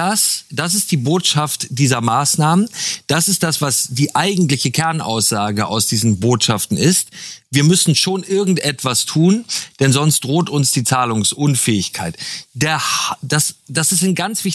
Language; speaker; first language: German; native; German